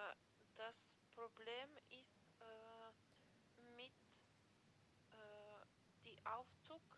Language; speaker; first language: German; non-native, learner; Macedonian